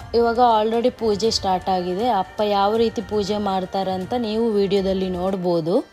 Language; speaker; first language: Kannada; non-native, local second language; Tulu